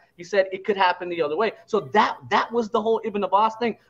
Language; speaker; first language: English; native; English